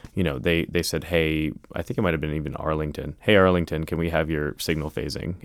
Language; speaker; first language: English; native; English